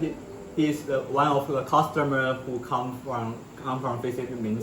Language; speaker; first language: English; non-native, learner; Chinese